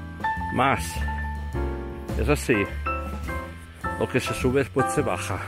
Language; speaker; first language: Spanish; non-native, fluent; Portuguese